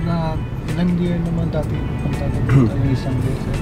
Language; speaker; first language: Filipino; non-native, local second language; Cebuano